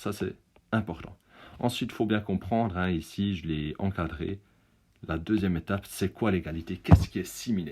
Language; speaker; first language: French; native; French